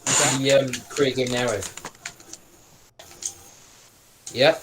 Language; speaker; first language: Welsh; non-native, local second language; English